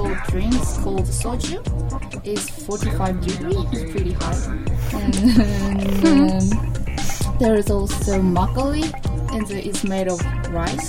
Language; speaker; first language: English; non-native, learner; Korean